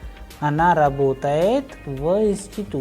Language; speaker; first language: Russian; non-native, fluent; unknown